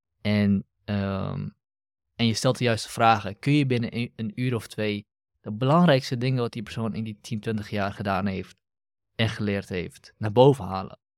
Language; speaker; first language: Dutch; early bilingual, other home language; Kurdish